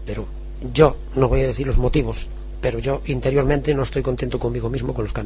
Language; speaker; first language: Spanish; native; Spanish